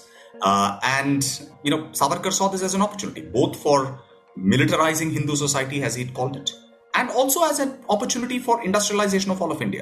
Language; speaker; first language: English; non-native, local second language; Tamil